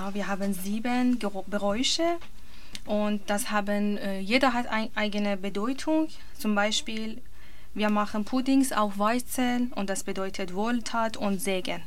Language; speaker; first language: German; non-native, learner; Persian